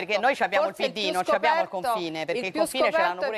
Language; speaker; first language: Italian; native; Italian